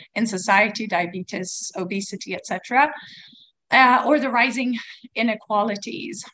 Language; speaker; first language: English; non-native, fluent; Swedish